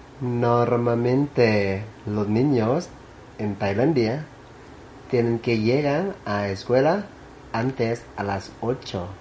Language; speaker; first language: Spanish; non-native, learner; Thai